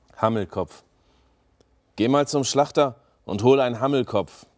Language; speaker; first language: German; native; German